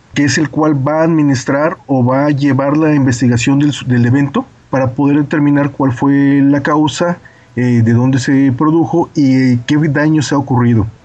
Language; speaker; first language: Spanish; native; Spanish